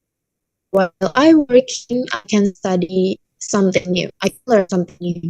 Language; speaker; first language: English; non-native, learner; Indonesian